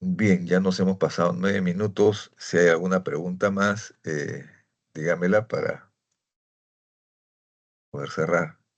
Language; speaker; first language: Spanish; native; Spanish